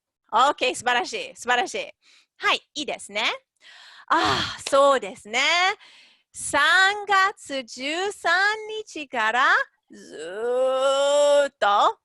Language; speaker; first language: Japanese; non-native, fluent; English